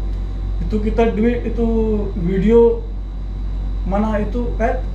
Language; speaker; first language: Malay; non-native, learner; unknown